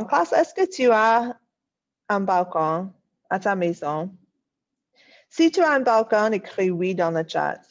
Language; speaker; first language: French; non-native, fluent; English